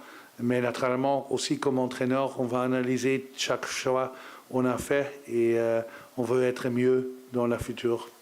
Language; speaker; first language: French; non-native, learner; Dutch